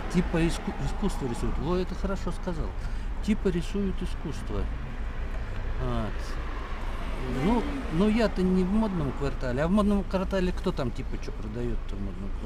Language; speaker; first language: Russian; native; Russian